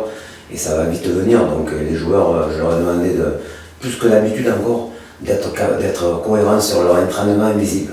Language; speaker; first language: French; native; French